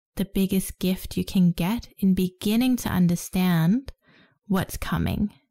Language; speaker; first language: English; non-native, fluent; Danish